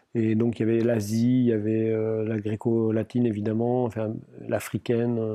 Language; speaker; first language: French; non-native, local second language; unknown